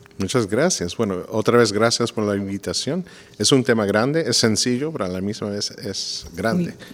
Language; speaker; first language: Spanish; non-native, fluent; English